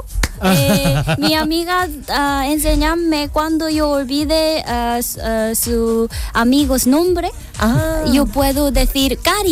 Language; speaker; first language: Spanish; non-native, learner; Korean